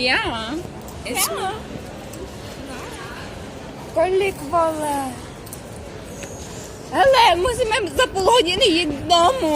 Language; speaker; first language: Czech; non-native, learner; Ukrainian